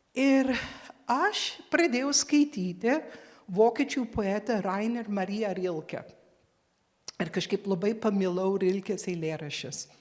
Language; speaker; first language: Lithuanian; early bilingual, heritage; Lithuanian